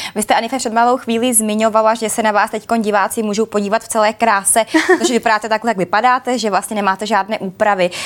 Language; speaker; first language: Czech; native; Czech